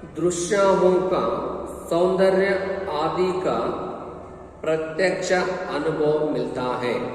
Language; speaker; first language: Hindi; non-native, local second language; Kannada